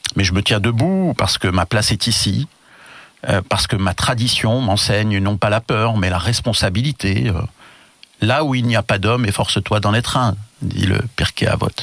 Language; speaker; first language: French; native; French